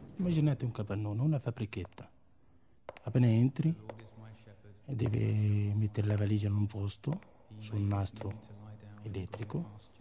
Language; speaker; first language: Italian; non-native, fluent; Arabic